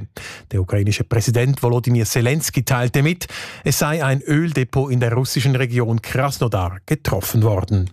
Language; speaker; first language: German; native; German